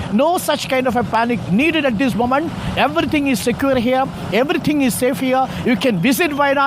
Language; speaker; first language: English; non-native, local second language; Malayalam